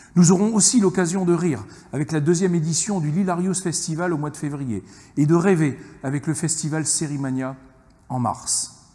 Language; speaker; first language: French; native; French